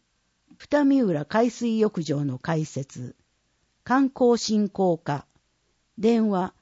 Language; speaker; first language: Japanese; native; Japanese